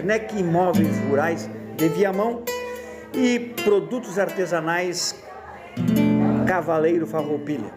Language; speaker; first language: Portuguese; native; Portuguese